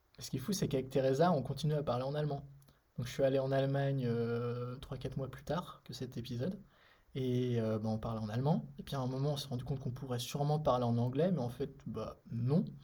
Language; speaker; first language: French; native; French